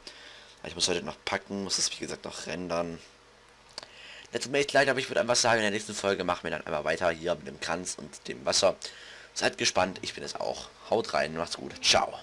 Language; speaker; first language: German; native; German